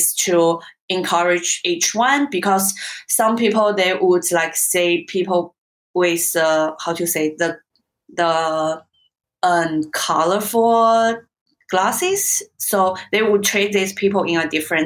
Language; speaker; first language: English; non-native, fluent; Chinese